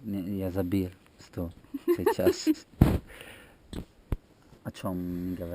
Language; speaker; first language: Russian; non-native, learner; Italian